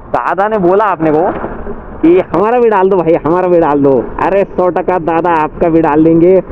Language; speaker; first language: Hindi; non-native, local second language; Marathi